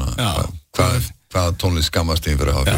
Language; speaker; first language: Icelandic; native; Icelandic